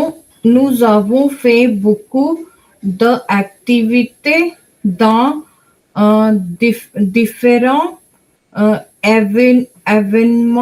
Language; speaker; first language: French; non-native, learner; Hindi